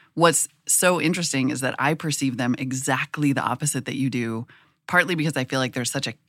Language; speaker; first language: English; native; English